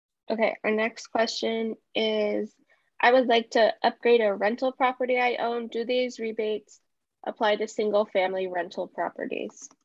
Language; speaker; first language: English; early bilingual, other home language; Spanish